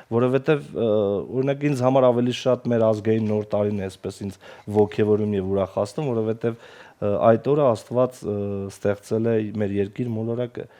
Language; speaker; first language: Armenian; non-native, local second language; Kurdish